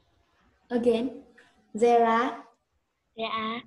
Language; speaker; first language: English; non-native, learner; Vietnamese